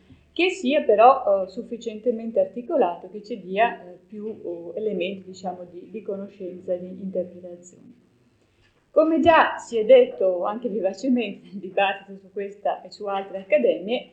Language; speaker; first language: Italian; native; Italian